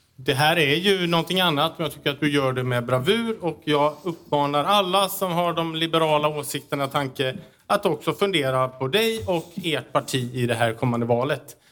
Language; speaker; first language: Swedish; native; Swedish